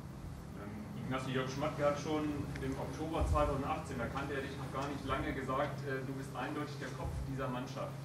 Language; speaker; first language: German; native; German